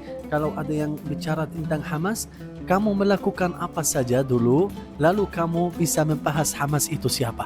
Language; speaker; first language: Indonesian; non-native, fluent; Arabic